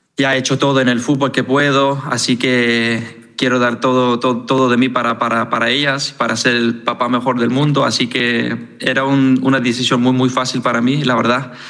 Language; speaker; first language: Spanish; non-native, fluent; Danish